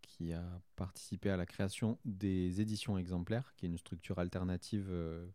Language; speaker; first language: French; native; French